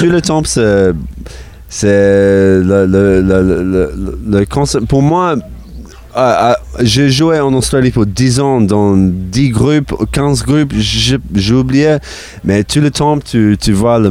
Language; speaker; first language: French; non-native, learner; English